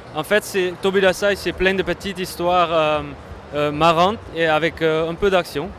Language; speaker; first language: French; non-native, fluent; Dutch